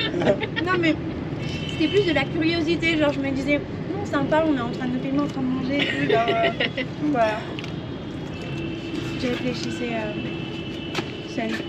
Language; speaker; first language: French; native; French